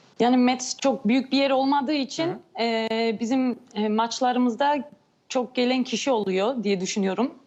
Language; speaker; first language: Turkish; early bilingual, heritage; Turkish